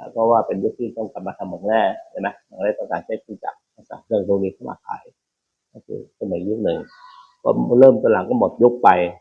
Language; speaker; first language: Thai; native; Thai